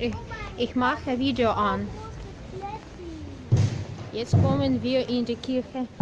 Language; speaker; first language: German; non-native, learner; Russian